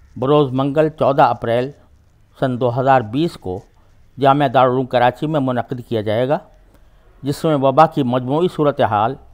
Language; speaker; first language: Urdu; native; Urdu